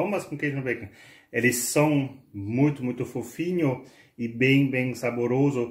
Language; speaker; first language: Portuguese; non-native, fluent; German